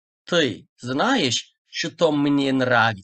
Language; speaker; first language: Russian; non-native, fluent; Turkish